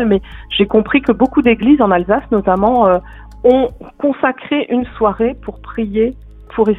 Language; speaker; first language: French; native; French